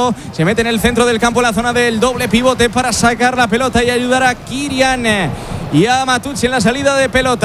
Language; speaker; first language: Spanish; native; Spanish